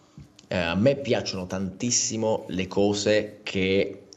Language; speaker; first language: Italian; native; Italian